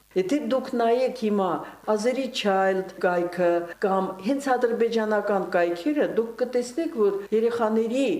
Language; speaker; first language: Armenian; native; Armenian